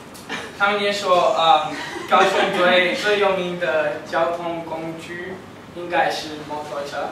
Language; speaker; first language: Chinese; non-native, learner; English